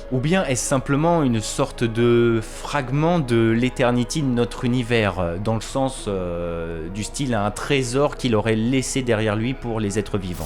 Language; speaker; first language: French; native; French